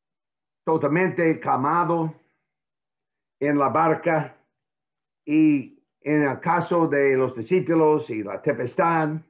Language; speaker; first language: Spanish; non-native, fluent; English